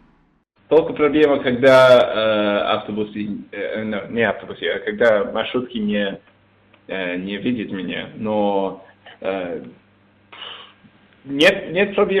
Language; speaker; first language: Russian; non-native, learner; English